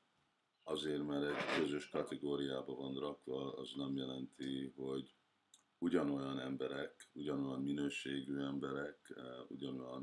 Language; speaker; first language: Hungarian; early bilingual, heritage; Hungarian